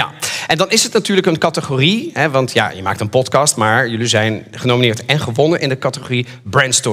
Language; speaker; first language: Dutch; native; Dutch